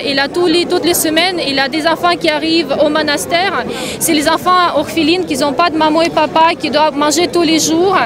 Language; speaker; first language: French; non-native, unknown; Russian